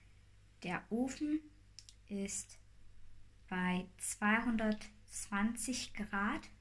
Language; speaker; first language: German; non-native, learner; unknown